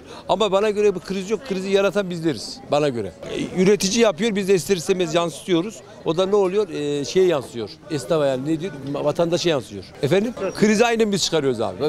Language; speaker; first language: Turkish; native; Turkish